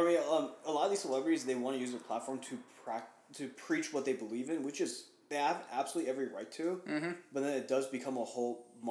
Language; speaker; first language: English; early bilingual, other home language; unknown